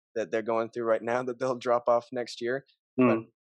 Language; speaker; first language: English; native; English